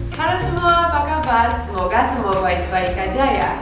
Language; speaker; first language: Indonesian; non-native, learner; Romanian